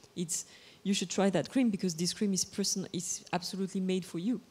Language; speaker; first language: English; non-native, fluent; Bulgarian